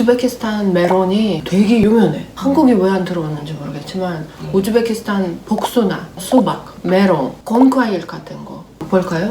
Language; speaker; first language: Korean; non-native, fluent; Russian